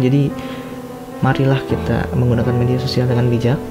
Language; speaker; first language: Indonesian; native; Indonesian